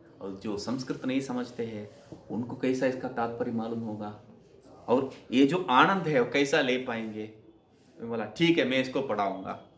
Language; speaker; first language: Hindi; non-native, local second language; Kannada